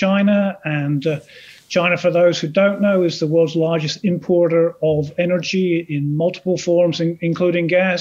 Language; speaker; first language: English; native; English